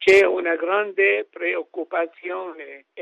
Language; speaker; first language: Italian; non-native, fluent; Arabic